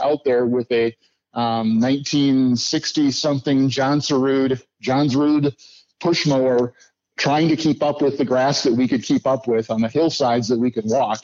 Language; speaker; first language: English; native; English